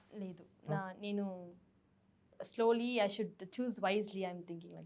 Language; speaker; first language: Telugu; non-native, learner; Tamil